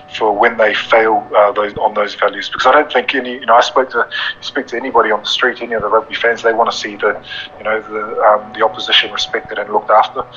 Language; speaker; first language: English; native; English